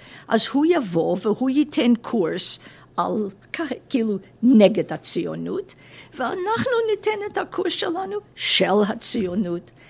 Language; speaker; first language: Hebrew; non-native, fluent; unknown